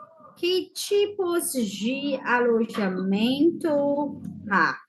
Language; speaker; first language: Portuguese; non-native, fluent; English